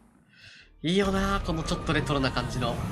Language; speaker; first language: Japanese; native; Japanese